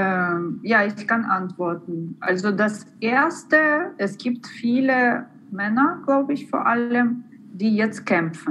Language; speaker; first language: German; non-native, fluent; Ukrainian